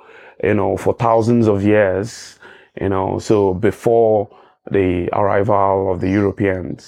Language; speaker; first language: English; non-native, local second language; Igbo